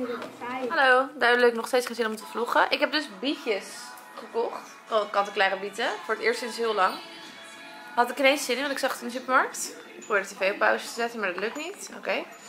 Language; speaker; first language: Dutch; native; Dutch